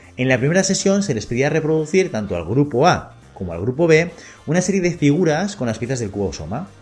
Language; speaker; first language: Spanish; native; Spanish